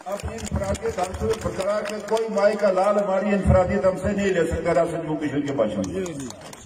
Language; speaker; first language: Urdu; non-native, local second language; Pahari-Potwari